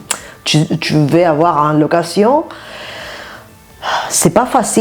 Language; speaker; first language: French; non-native, fluent; Spanish